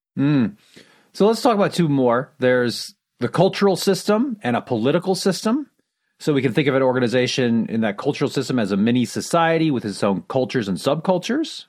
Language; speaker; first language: English; native; English